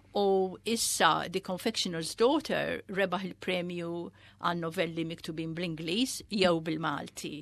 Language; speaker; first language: Maltese; early bilingual, heritage; Maltese